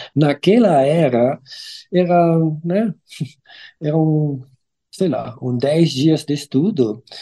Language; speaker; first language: Portuguese; non-native, fluent; German